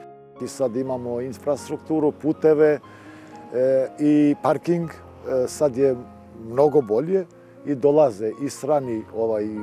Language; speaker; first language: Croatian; non-native, local second language; Albanian